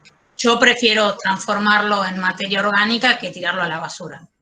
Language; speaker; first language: Spanish; native; Spanish